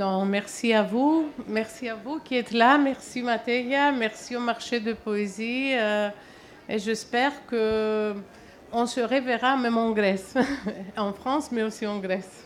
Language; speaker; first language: French; non-native, fluent; Greek